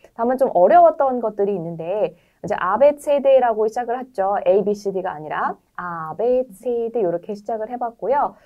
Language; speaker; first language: Korean; native; Korean